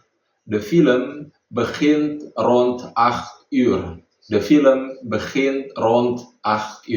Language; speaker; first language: Dutch; non-native, fluent; Indonesian